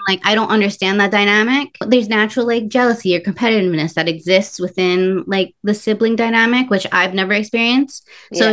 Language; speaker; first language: English; early bilingual, other home language; Spanish